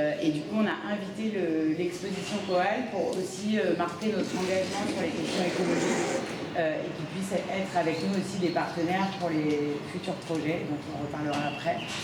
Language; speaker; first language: French; native; French